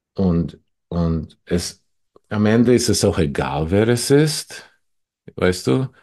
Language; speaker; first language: German; non-native, fluent; English